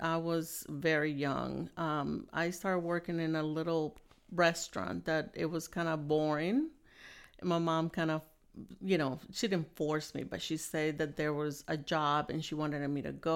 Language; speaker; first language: English; non-native, fluent; Spanish